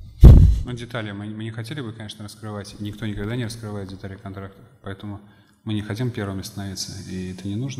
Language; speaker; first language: Russian; native; Russian